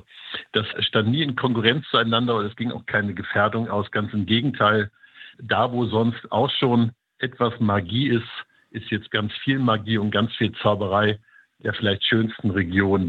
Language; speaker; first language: German; native; German